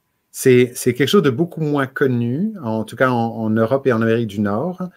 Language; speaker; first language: French; native; French